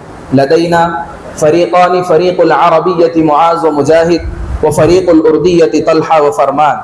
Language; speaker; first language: Arabic; non-native, learner; Urdu